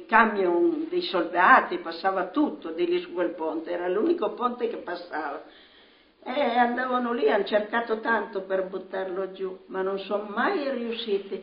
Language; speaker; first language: Italian; native; Italian